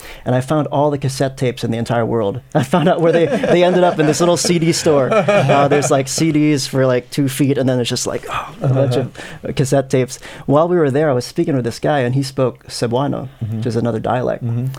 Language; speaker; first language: English; non-native, local second language; Filipino